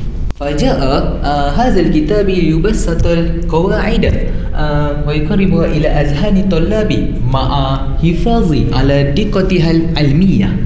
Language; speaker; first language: Arabic; non-native, learner; Malay